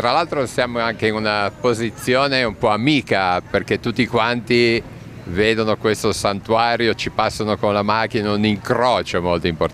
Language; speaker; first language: Italian; native; Italian